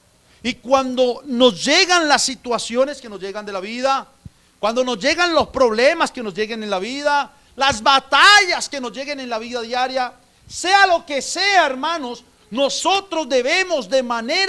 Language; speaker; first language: Spanish; native; Spanish